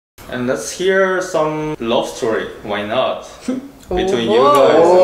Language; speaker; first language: English; non-native, fluent; Korean